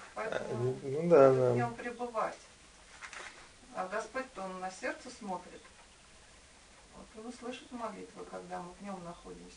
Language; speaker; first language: Russian; native; Russian